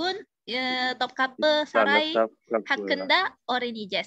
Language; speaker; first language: Turkish; non-native, fluent; Indonesian